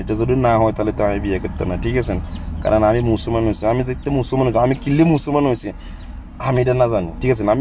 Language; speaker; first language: Bangla; non-native, fluent; Zulu